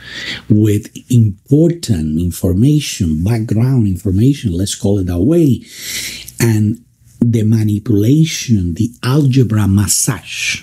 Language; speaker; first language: English; non-native, fluent; Spanish